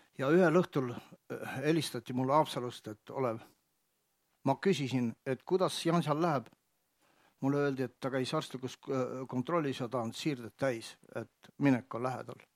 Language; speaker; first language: Estonian; native; Estonian